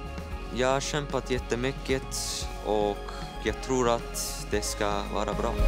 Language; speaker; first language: Swedish; non-native, learner; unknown